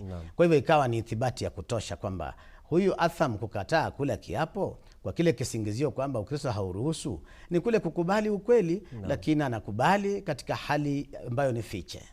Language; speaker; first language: Swahili; native; Swahili